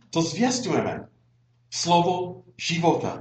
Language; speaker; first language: Czech; non-native, fluent; English